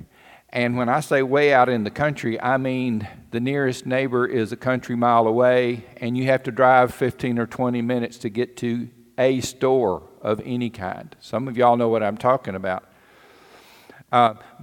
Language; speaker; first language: English; native; English